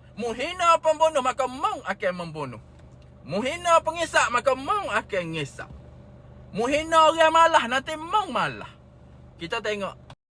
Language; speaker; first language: Malay; native; Malay